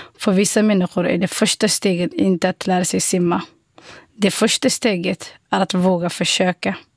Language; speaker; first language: Swedish; non-native, fluent; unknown